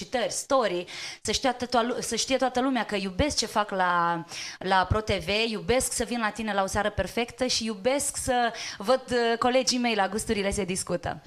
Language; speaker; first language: Romanian; native; Romanian